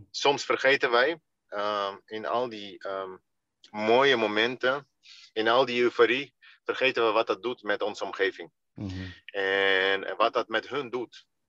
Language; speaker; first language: Dutch; early bilingual, other home language; Russian